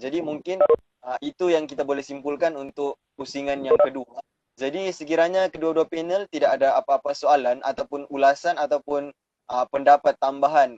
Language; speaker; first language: Malay; native; Malay